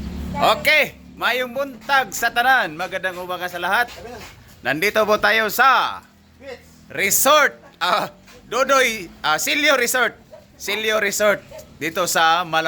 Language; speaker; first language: Filipino; non-native, local second language; Cebuano